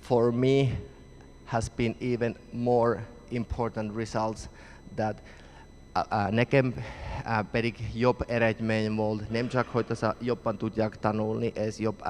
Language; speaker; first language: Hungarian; non-native, learner; Finnish